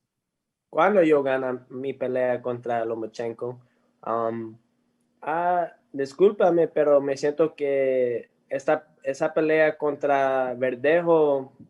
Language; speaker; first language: Spanish; early bilingual, heritage; English